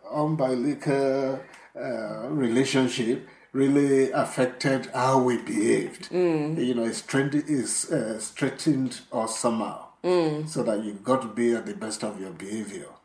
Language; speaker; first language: English; non-native, local second language; Yoruba